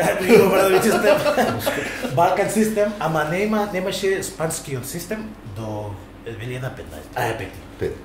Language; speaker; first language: Macedonian; non-native, learner; Spanish